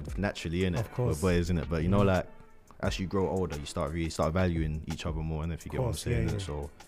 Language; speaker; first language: English; native; English